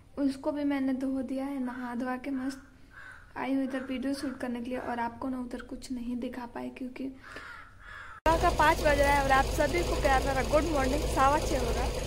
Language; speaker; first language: Hindi; native; Hindi